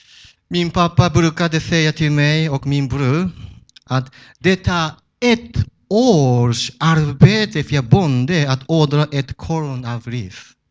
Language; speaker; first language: Swedish; non-native, fluent; Japanese